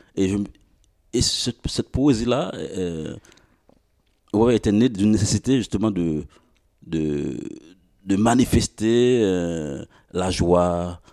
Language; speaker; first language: French; non-native, local second language; Haitian Creole